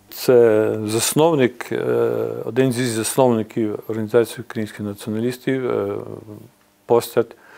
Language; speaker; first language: Ukrainian; early bilingual, heritage; Ukrainian